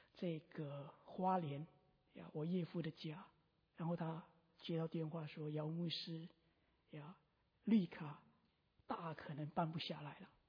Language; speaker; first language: Chinese; early bilingual, heritage; Chinese